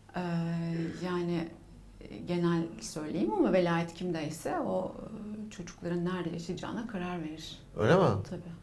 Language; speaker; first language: Turkish; native; Turkish